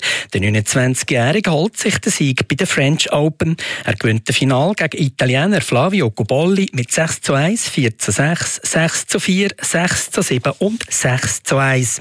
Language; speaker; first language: German; native; German